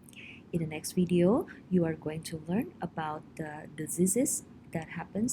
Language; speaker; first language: English; non-native, fluent; Indonesian